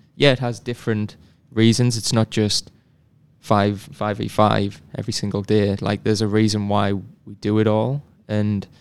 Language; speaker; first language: English; native; English